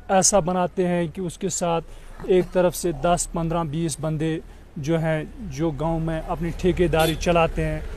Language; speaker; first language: Hindi; non-native, local second language; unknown